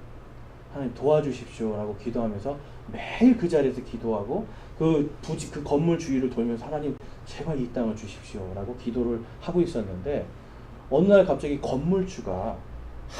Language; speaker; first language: Korean; native; Korean